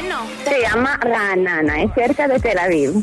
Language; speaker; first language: Spanish; early bilingual, heritage; Hebrew